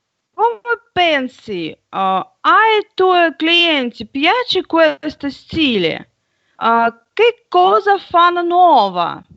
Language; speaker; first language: Italian; non-native, learner; Russian